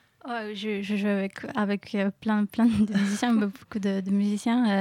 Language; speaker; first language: French; non-native, learner; Ukrainian